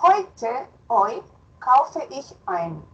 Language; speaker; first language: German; non-native, fluent; Spanish